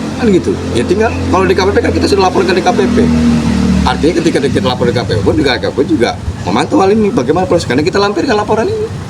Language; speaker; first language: Indonesian; native; Indonesian